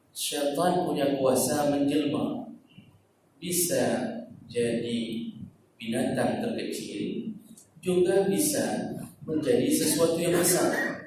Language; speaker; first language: Malay; non-native, local second language; Achinese